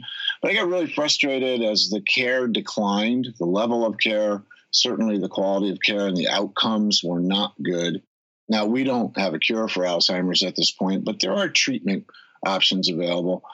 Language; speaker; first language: English; native; English